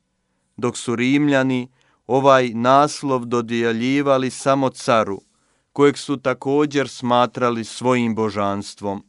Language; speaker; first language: Croatian; native; Croatian